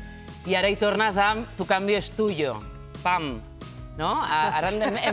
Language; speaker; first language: Catalan; native; Catalan